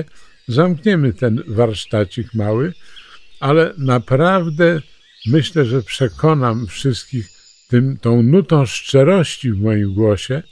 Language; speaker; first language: Polish; native; Polish